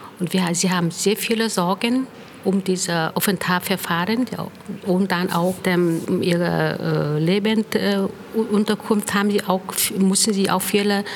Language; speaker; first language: German; non-native, fluent; Vietnamese